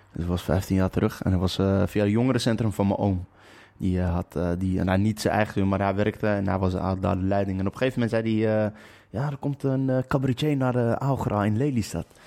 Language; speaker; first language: Dutch; native; Dutch